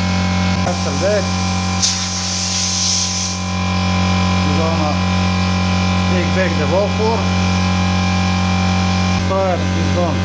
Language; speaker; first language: English; non-native, learner; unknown